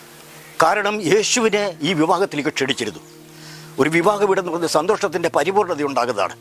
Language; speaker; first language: Malayalam; native; Malayalam